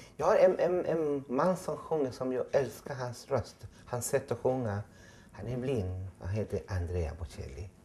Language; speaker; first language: Swedish; non-native, fluent; Spanish